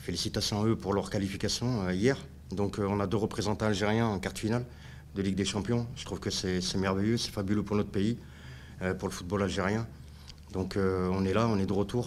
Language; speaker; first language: French; native; French